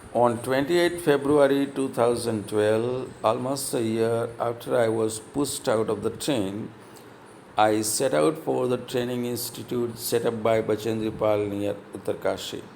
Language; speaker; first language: English; non-native, local second language; Gujarati